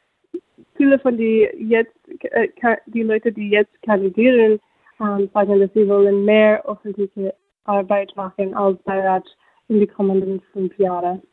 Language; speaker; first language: German; non-native, fluent; English